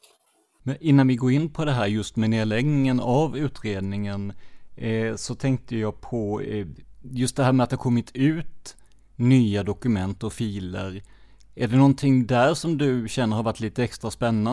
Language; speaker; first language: Swedish; native; Swedish